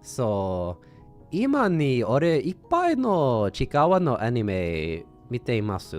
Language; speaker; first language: Japanese; non-native, learner; English